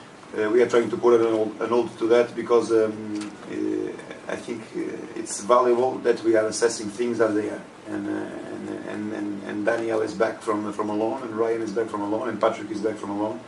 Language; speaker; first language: English; non-native, fluent; Portuguese